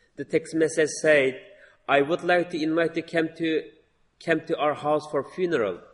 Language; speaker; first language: English; non-native, learner; Uyghur